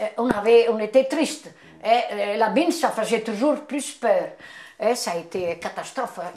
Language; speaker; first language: French; non-native, fluent; Italian